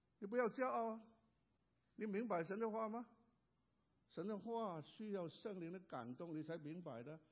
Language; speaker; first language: Chinese; non-native, local second language; Cantonese